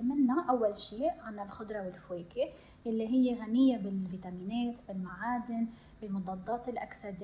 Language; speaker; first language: Arabic; native; Arabic